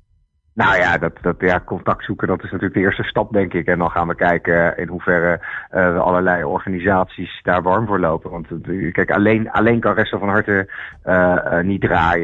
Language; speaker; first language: Dutch; native; Dutch